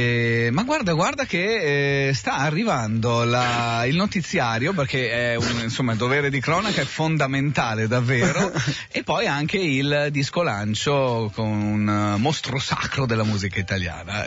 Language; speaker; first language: Italian; native; Italian